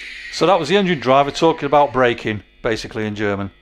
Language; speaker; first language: English; native; English